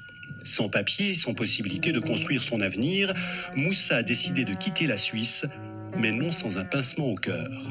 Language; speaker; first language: French; native; French